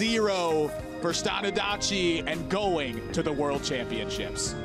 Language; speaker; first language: English; native; English